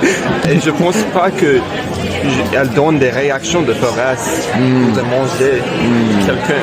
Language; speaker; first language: French; non-native, learner; English